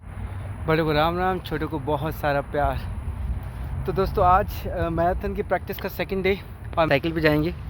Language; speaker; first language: Hindi; native; Hindi